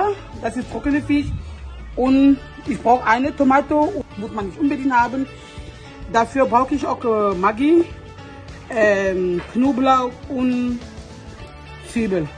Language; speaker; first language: German; non-native, fluent; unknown